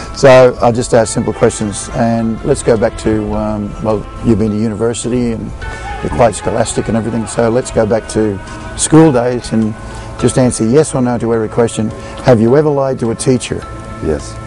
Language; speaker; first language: English; native; English